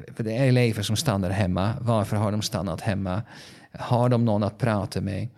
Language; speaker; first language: Swedish; non-native, fluent; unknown